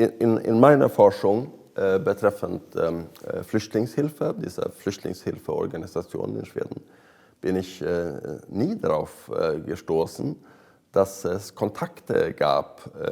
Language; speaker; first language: German; non-native, fluent; Swedish